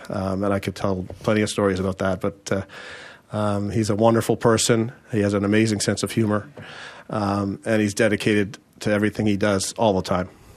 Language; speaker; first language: English; early bilingual, other home language; French